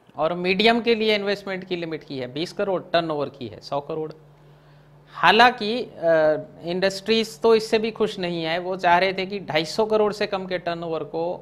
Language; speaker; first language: Hindi; non-native, local second language; Gujarati